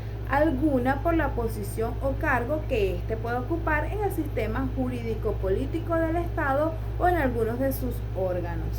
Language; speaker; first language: Spanish; native; Spanish